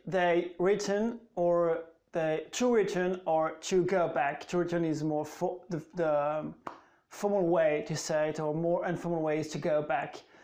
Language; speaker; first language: English; non-native, fluent; French